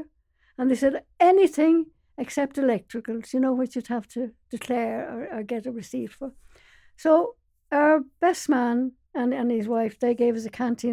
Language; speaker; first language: English; native; English